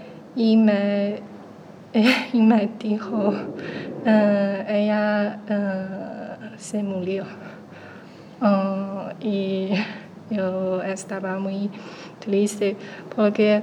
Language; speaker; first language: Spanish; non-native, learner; Chinese